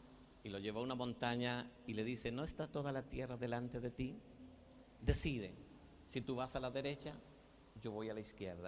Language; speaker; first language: Spanish; native; Spanish